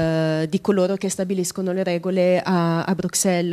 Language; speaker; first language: Italian; native; Italian